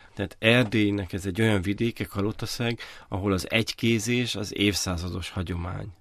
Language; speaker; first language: Hungarian; native; Hungarian